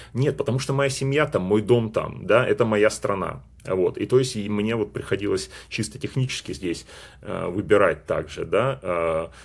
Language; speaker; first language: Russian; native; Russian